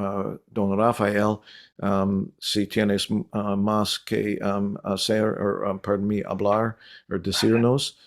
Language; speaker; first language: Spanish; non-native, learner; English